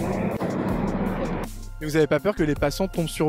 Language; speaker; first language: French; native; French